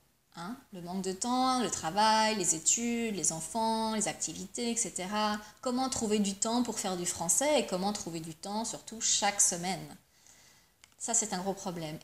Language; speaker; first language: French; native; French